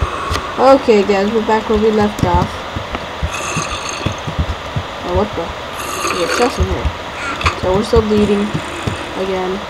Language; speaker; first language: English; native; English